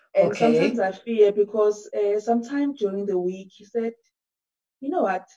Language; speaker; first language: English; non-native, local second language; Zulu